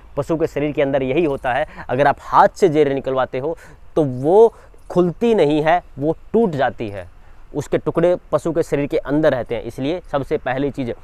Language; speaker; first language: Hindi; native; Hindi